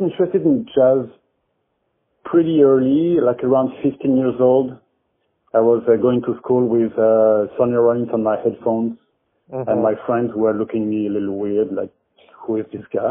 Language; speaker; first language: English; non-native, fluent; French